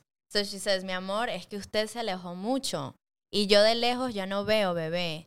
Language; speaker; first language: Spanish; early bilingual, heritage; Spanish